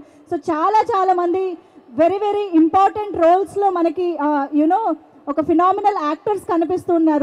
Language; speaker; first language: Telugu; native; Telugu